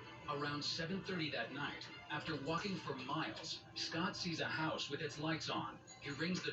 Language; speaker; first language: English; native; English